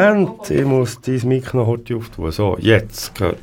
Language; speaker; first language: German; native; German